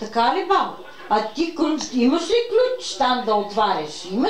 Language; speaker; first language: Bulgarian; native; Bulgarian